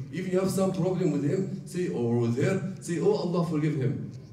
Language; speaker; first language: English; non-native, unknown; Arabic